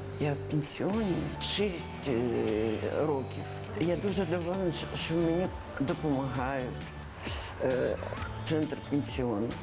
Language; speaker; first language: Ukrainian; non-native, local second language; Russian